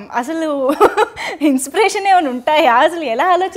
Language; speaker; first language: Telugu; native; Telugu